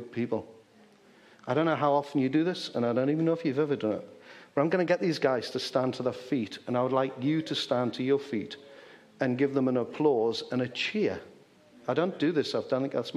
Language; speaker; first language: English; native; English